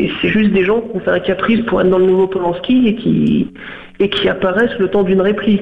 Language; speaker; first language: French; native; French